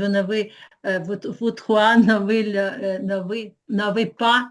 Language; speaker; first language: French; non-native, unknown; Ukrainian